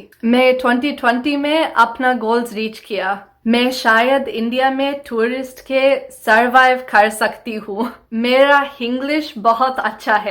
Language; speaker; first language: Hindi; non-native, learner; English